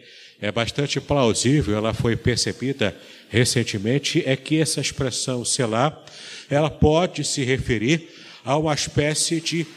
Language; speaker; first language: Portuguese; native; Portuguese